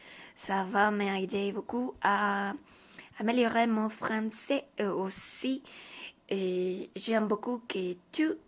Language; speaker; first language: French; non-native, learner; Spanish